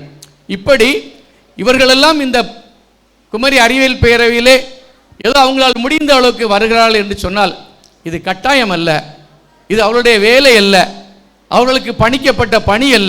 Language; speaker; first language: Tamil; native; Tamil